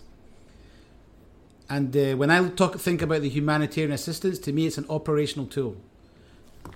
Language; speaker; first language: English; native; English